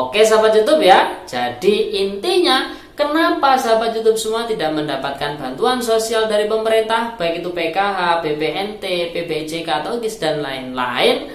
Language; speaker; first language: Indonesian; native; Indonesian